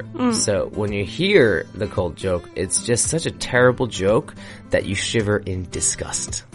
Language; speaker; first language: English; native; English